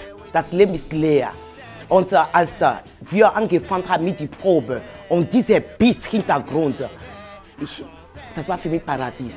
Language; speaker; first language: German; non-native, fluent; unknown